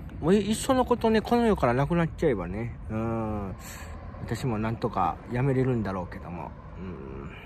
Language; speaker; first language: Japanese; native; Japanese